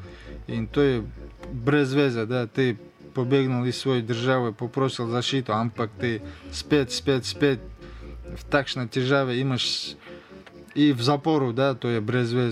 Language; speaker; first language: Slovenian; non-native, learner; Russian